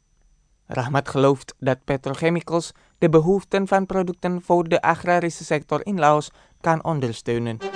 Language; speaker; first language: Dutch; non-native, fluent; Indonesian